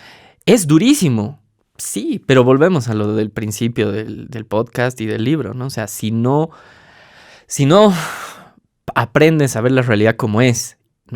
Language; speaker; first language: Spanish; native; Spanish